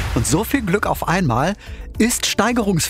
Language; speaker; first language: German; native; German